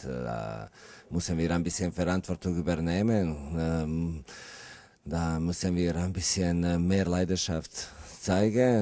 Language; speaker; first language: German; non-native, learner; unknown